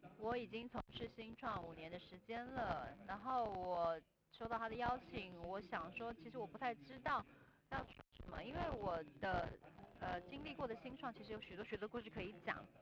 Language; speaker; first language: Chinese; non-native, fluent; Vietnamese